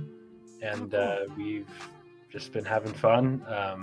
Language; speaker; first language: English; native; English